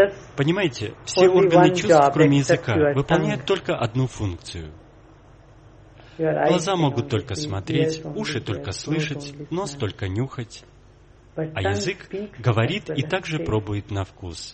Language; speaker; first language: Russian; native; Russian